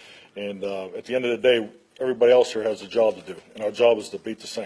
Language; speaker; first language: English; native; English